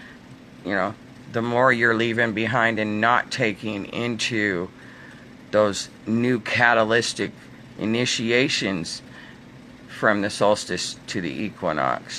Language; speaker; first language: English; native; English